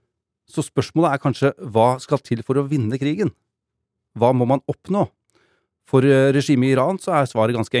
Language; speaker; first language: Norwegian; native; Norwegian